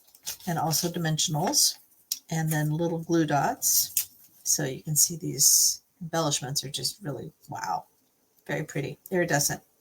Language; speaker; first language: English; native; English